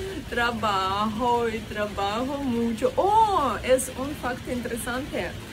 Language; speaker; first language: Spanish; non-native, learner; Russian